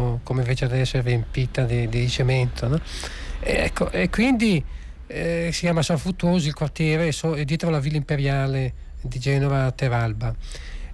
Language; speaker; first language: Italian; native; Italian